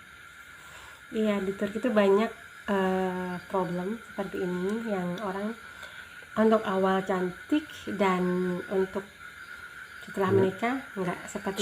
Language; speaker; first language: Indonesian; native; Indonesian